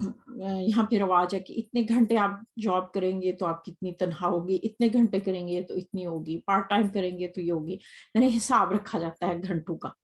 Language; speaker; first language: Urdu; native; Urdu